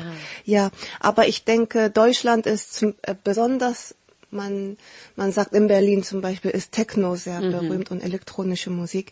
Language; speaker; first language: German; early bilingual, heritage; Korean